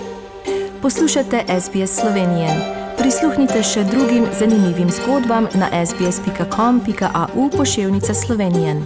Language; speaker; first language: Slovenian; native; Slovenian